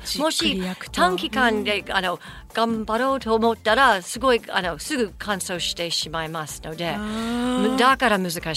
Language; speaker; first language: Japanese; non-native, fluent; English